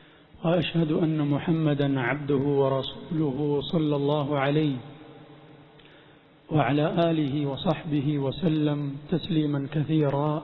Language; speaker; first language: Arabic; non-native, fluent; Swahili